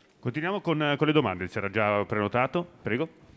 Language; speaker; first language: Italian; native; Italian